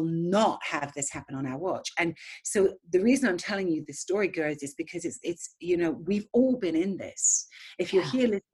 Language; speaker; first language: English; native; English